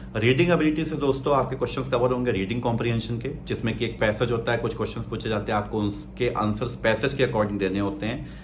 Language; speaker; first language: Hindi; native; Hindi